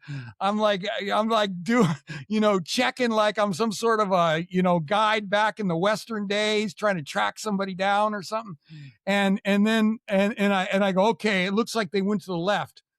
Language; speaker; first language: English; native; English